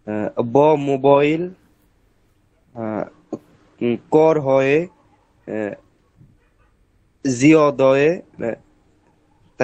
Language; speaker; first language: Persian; non-native, learner; Bangla